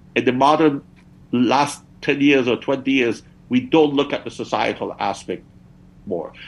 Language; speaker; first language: English; early bilingual, other home language; Persian